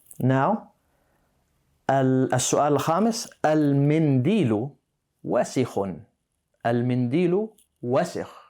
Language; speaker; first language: Arabic; non-native, fluent; English